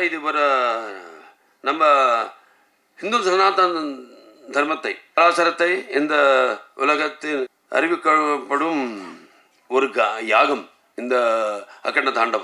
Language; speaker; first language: Tamil; non-native, local second language; Telugu